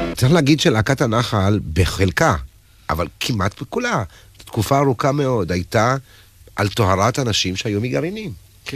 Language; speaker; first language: Hebrew; native; Hebrew